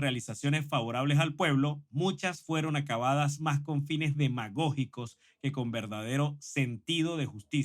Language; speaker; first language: Spanish; native; Spanish